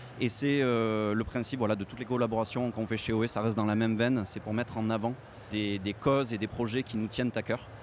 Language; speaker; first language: French; native; French